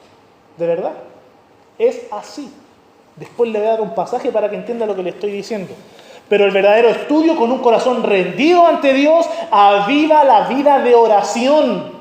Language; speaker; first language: Spanish; native; Spanish